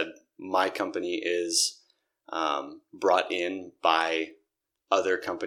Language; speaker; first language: English; native; English